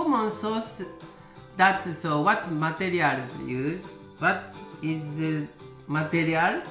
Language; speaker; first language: English; non-native, learner; Japanese